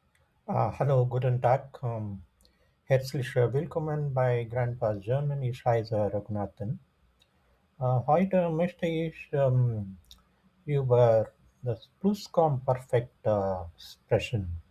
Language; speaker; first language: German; non-native, fluent; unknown